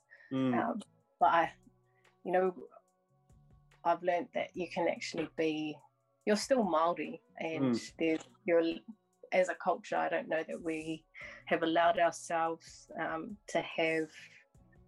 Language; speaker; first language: English; native; English